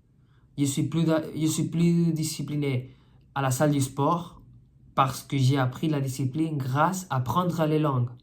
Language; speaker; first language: French; non-native, fluent; Spanish